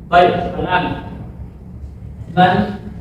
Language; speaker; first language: Arabic; non-native, fluent; Indonesian